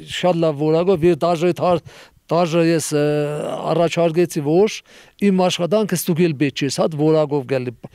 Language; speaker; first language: Armenian; native; Armenian